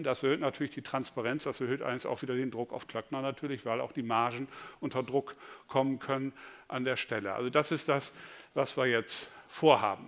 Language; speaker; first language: German; native; German